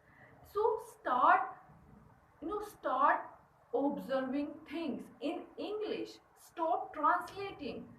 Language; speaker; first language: English; non-native, learner; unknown